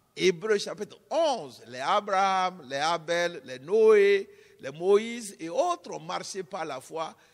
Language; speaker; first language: French; non-native, local second language; Fon